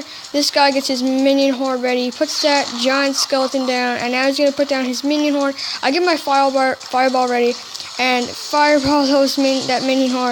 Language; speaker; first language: English; native; English